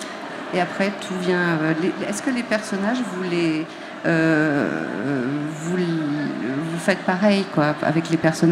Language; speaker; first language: French; native; French